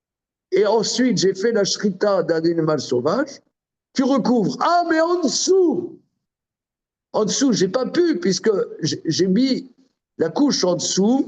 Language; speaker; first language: French; native; French